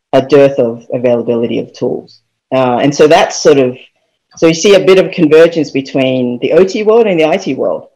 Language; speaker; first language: English; native; English